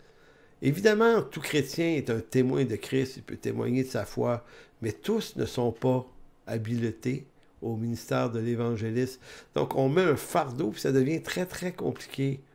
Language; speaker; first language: French; native; French